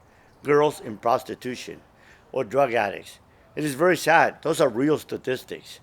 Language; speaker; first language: English; early bilingual, other home language; Spanish